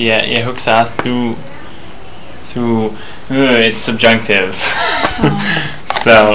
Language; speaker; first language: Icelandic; non-native, learner; English